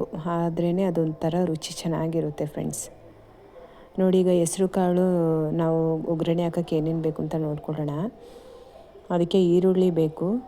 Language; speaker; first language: Kannada; native; Kannada